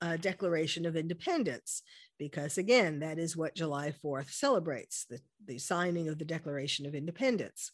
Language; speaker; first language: English; native; English